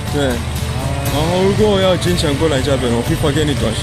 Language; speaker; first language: Chinese; non-native, fluent; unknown